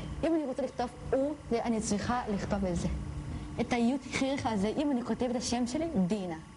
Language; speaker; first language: Hebrew; non-native, fluent; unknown